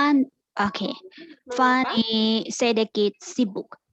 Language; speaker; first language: Indonesian; non-native, learner; Thai